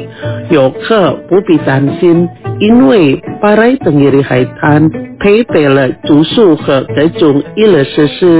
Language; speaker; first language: Chinese; early bilingual, heritage; Chinese